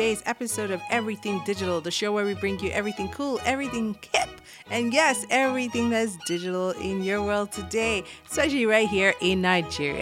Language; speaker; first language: English; non-native, local second language; Yoruba